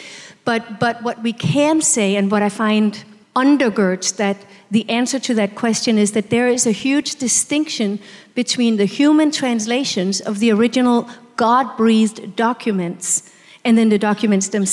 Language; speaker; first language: English; non-native, fluent; Danish